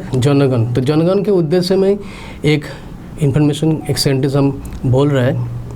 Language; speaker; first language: Hindi; non-native, local second language; Bangla